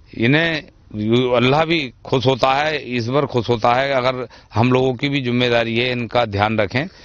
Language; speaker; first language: Hindi; native; Hindi